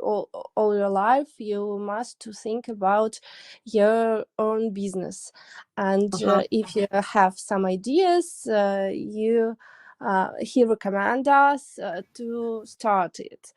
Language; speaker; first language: English; non-native, learner; Russian